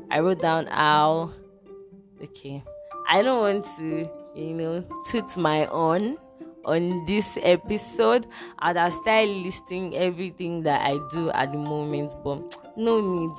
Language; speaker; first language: English; non-native, local second language; Yoruba